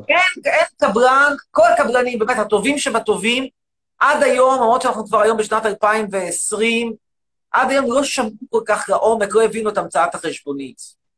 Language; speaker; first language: Hebrew; native; Hebrew